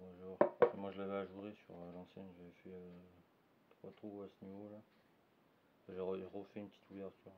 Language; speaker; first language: French; native; French